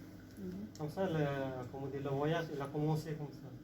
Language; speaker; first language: French; non-native, learner; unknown